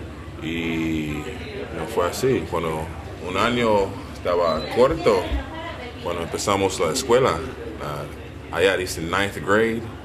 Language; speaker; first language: Spanish; non-native, learner; English